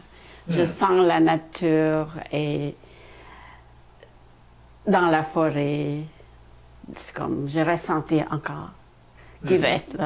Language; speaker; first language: French; non-native, fluent; Khmer